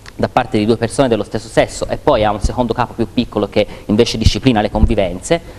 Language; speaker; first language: Italian; native; Italian